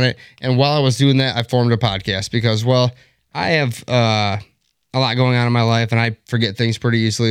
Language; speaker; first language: English; native; English